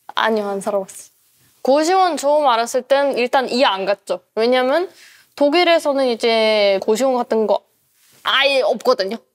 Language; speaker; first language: Korean; non-native, fluent; German